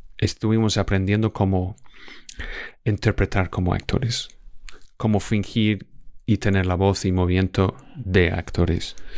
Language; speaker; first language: Spanish; non-native, fluent; English